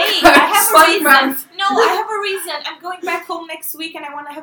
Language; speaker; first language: English; non-native, fluent; Romanian